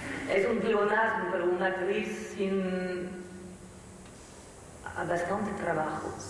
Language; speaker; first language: Portuguese; non-native, learner; French